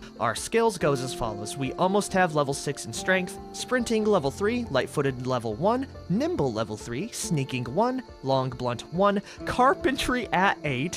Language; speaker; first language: English; native; English